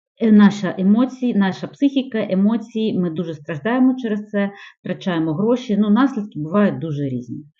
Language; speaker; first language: Ukrainian; non-native, local second language; Russian